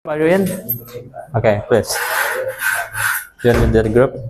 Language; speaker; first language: English; non-native, learner; Indonesian